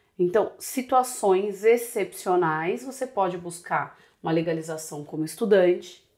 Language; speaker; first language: Portuguese; native; Portuguese